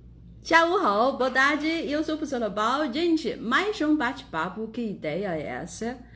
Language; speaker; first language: Portuguese; non-native, fluent; Chinese